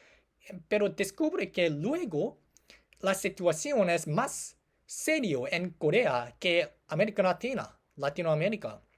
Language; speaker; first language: Spanish; non-native, learner; Korean